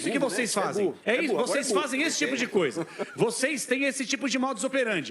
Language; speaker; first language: Portuguese; native; Portuguese